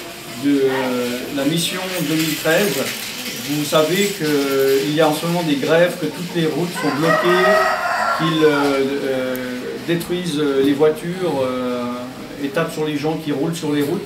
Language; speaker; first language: French; native; French